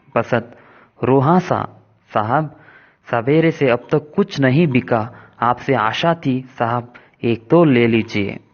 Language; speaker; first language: Hindi; non-native, local second language; Kannada